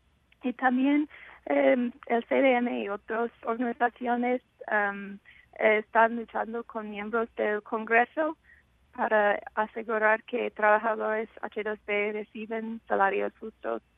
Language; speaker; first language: Spanish; non-native, fluent; English